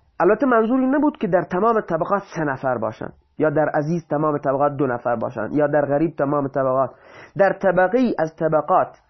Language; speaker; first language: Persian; non-native, local second language; Baluchi